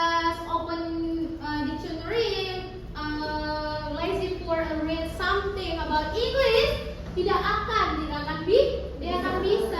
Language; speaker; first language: English; non-native, learner; Indonesian